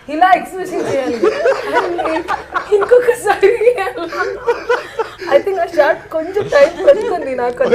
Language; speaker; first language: Telugu; non-native, learner; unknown